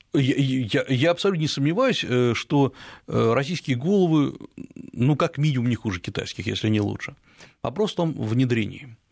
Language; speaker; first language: Russian; native; Russian